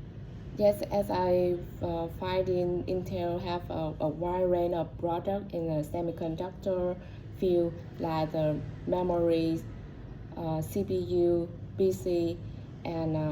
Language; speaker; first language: English; non-native, learner; Vietnamese